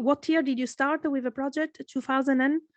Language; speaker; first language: English; non-native, fluent; Italian